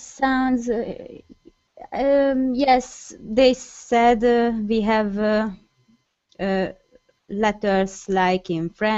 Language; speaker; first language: English; non-native, learner; Hungarian